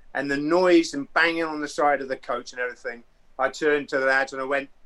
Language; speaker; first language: English; native; English